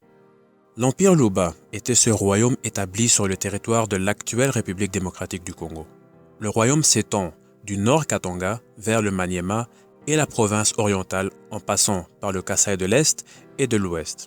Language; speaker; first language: French; native; French